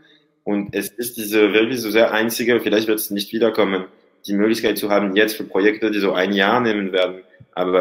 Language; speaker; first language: German; non-native, learner; French